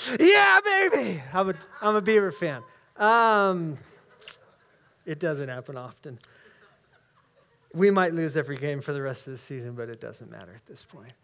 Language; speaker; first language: English; native; English